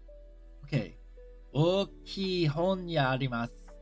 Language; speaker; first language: Japanese; non-native, learner; English